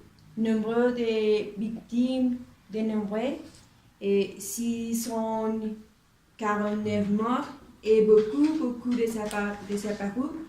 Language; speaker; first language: French; non-native, learner; Spanish